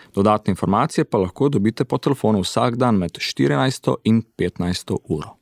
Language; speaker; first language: Slovenian; early bilingual, heritage; Slovenian